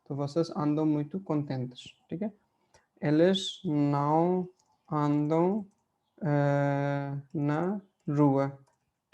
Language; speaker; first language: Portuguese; non-native, fluent; Hindi